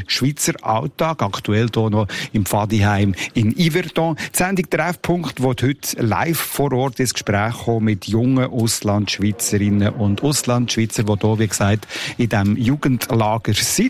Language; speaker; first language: German; native; German